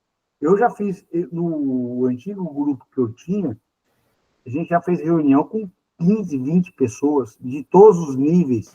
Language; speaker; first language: Portuguese; non-native, local second language; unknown